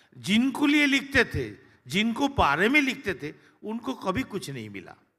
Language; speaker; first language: Hindi; non-native, local second language; Bangla